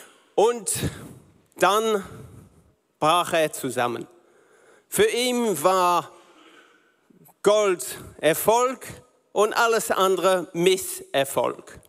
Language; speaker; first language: German; non-native, learner; English